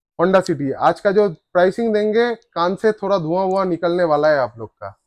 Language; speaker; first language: Hindi; non-native, local second language; Bangla